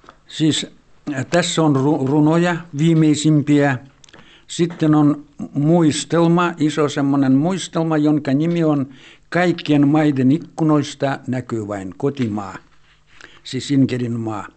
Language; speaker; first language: Finnish; early bilingual, heritage; Finnish